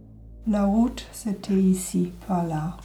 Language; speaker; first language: French; non-native, learner; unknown